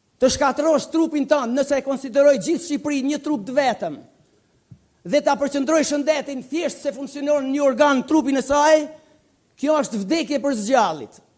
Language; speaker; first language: Albanian; native; Albanian